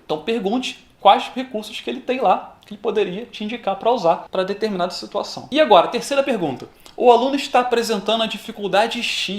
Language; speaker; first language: Portuguese; native; Portuguese